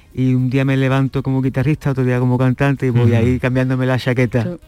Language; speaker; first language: Spanish; native; Spanish